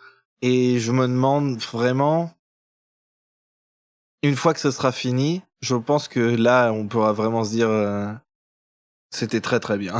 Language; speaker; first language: French; native; French